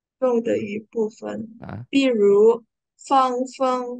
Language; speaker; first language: Chinese; non-native, learner; Indonesian